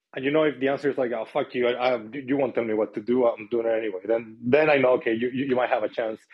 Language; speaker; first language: English; non-native, fluent; Spanish